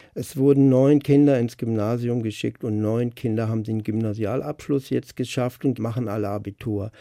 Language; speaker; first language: German; native; German